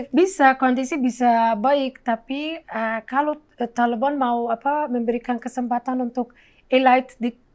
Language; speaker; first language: Indonesian; non-native, fluent; Persian